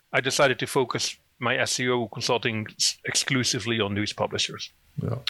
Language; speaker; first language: English; non-native, fluent; Dutch